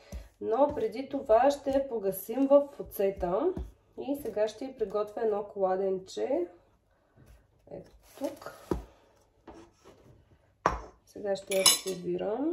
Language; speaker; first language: Bulgarian; native; Bulgarian